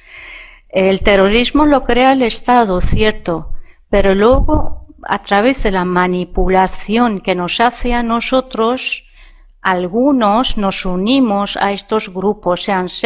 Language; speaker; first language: Spanish; non-native, fluent; Persian